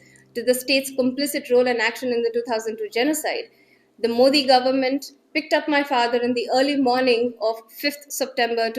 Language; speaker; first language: English; non-native, local second language; Gujarati